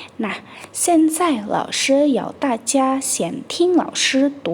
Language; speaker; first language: Chinese; non-native, fluent; Indonesian